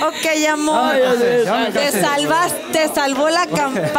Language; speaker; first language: Spanish; native; Spanish